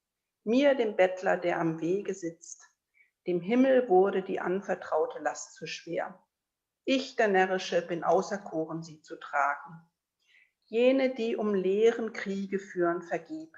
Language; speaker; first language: German; native; German